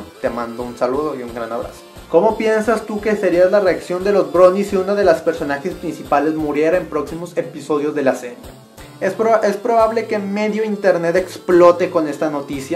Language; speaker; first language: Spanish; native; Spanish